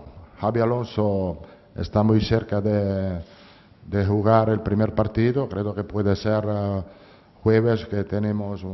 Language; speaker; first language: Spanish; non-native, fluent; Italian